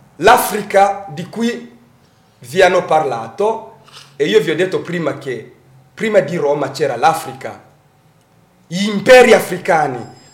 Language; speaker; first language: Italian; non-native, fluent; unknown